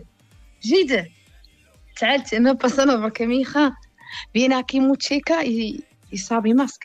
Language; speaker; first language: Spanish; non-native, learner; Arabic